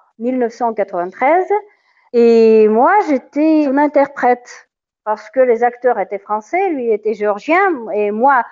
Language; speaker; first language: French; non-native, fluent; Russian